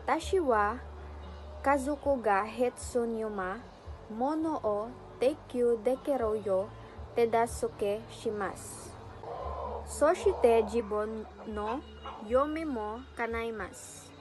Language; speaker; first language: Japanese; non-native, learner; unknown